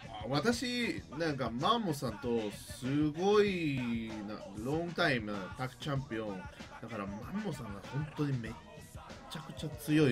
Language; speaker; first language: Japanese; non-native, learner; Spanish